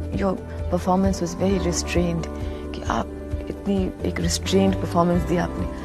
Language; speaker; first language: Hindi; non-native, local second language; Tamil